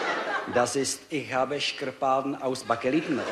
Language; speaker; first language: German; non-native, learner; Czech